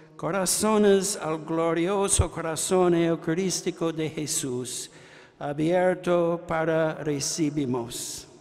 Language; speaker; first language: Spanish; non-native, fluent; English